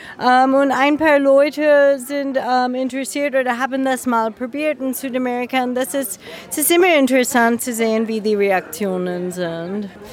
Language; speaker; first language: German; non-native, fluent; English